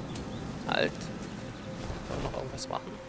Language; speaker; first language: German; native; German